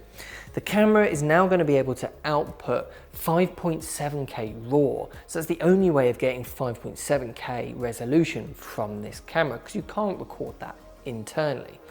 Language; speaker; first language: English; native; English